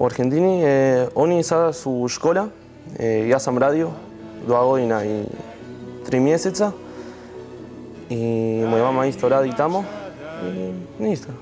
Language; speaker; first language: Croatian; early bilingual, heritage; Spanish